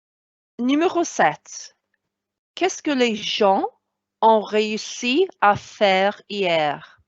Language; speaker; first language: French; non-native, fluent; Welsh